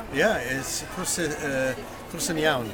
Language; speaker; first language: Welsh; non-native, learner; English